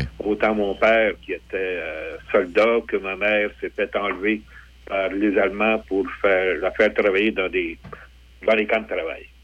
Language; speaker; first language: French; early bilingual, other home language; Polish